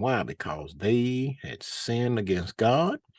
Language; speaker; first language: English; native; English